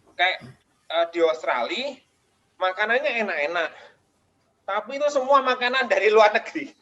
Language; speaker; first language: Indonesian; non-native, fluent; English